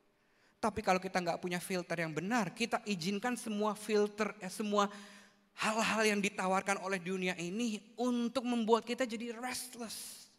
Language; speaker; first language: Indonesian; native; Indonesian